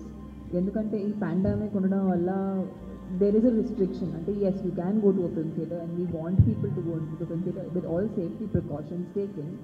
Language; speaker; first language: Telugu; non-native, fluent; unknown